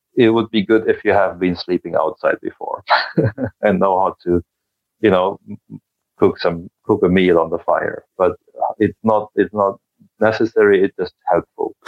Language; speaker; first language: English; non-native, fluent; German